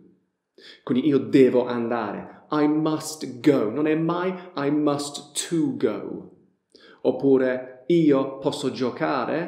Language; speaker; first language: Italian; non-native, fluent; English